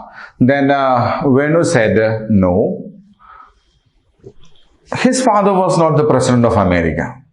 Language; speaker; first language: English; non-native, local second language; Telugu